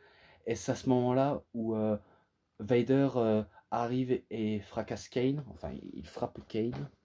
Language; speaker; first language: French; native; French